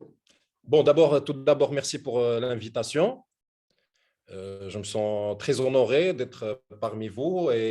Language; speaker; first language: French; non-native, local second language; Arabic